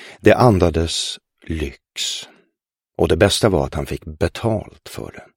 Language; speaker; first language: Swedish; native; Swedish